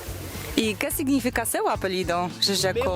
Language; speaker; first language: Portuguese; non-native, learner; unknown